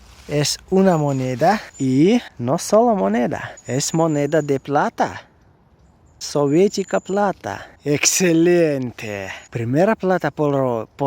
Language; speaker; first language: Spanish; non-native, learner; Russian